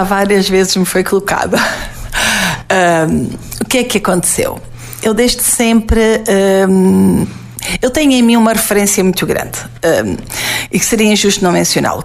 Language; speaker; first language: Portuguese; native; Portuguese